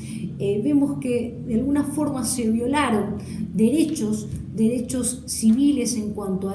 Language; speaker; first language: Spanish; native; Spanish